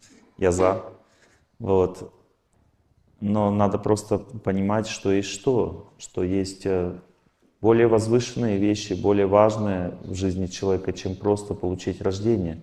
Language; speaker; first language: Russian; native; Russian